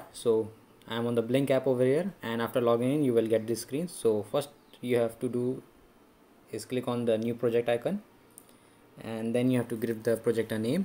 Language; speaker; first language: English; non-native, local second language; Hindi